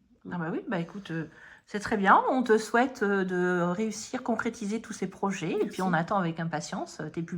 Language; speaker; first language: French; native; French